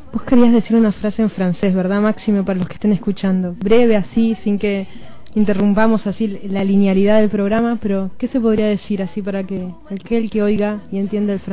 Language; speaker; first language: Spanish; native; Spanish